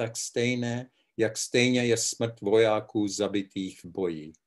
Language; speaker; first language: Czech; early bilingual, heritage; Czech